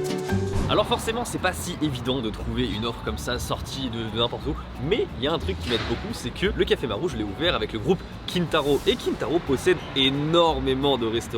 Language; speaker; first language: French; native; French